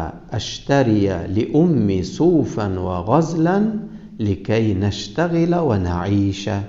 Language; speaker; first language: Arabic; non-native, fluent; Uzbek